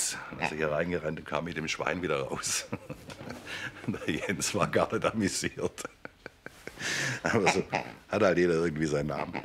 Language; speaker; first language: German; native; German